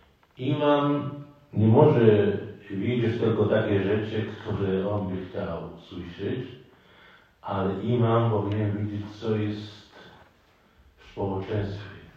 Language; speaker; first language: Polish; non-native, fluent; Arabic